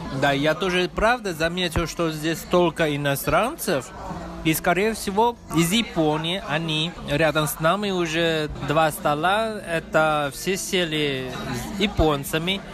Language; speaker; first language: Russian; non-native, learner; Chinese